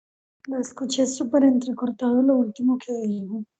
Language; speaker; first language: Spanish; native; Spanish